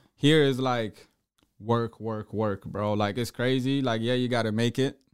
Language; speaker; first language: English; early bilingual, other home language; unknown